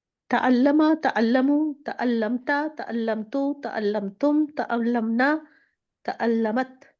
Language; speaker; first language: Arabic; non-native, learner; Urdu